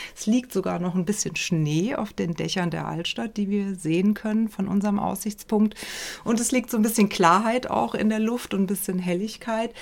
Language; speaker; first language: German; native; German